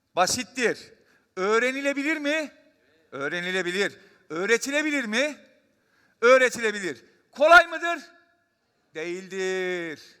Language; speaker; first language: Turkish; native; Turkish